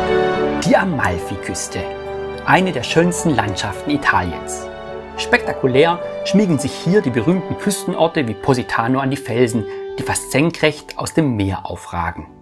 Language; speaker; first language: German; native; German